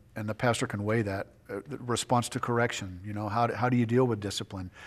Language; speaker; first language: English; native; English